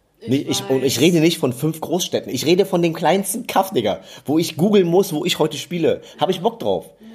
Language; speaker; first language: German; early bilingual, other home language; English